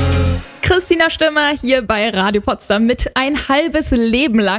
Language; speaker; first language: German; native; German